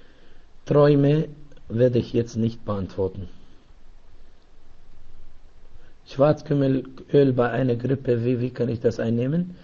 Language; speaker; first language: German; non-native, fluent; Arabic